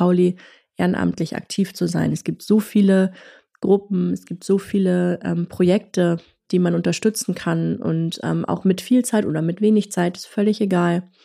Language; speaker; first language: German; early bilingual, other home language; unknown